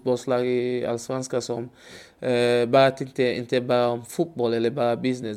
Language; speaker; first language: Swedish; non-native, learner; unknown